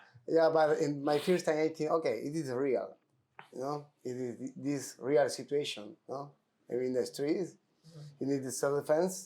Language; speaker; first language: English; non-native, learner; Spanish